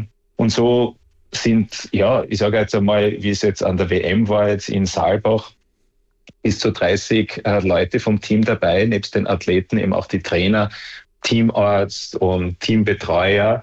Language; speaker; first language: German; native; German